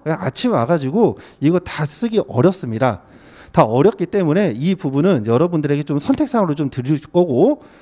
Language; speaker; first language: Korean; native; Korean